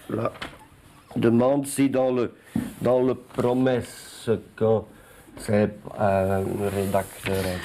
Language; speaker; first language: French; non-native, local second language; Dutch